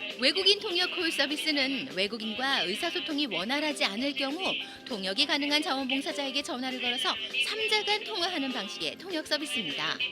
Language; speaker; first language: Korean; native; Korean